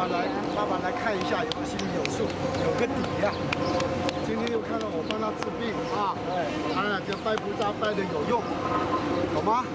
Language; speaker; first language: Chinese; native; Chinese